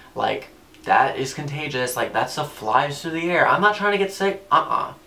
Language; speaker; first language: English; native; English